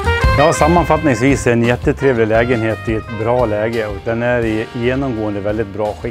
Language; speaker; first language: Swedish; native; Swedish